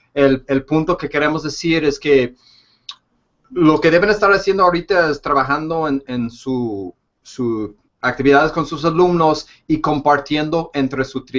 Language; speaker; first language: Spanish; non-native, fluent; English